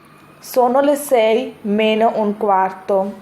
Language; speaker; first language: Italian; non-native, fluent; Urdu